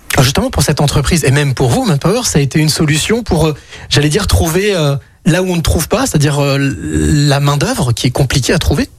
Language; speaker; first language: French; native; French